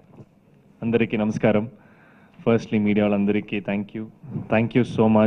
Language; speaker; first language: Telugu; non-native, learner; Kannada